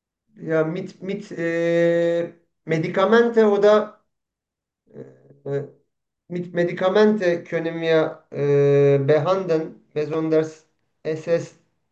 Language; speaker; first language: German; non-native, learner; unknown